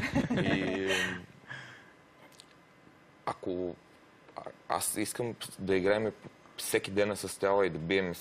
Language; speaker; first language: Bulgarian; non-native, learner; Romanian